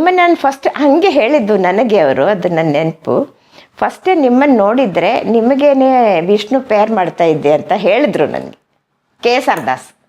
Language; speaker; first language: Kannada; native; Kannada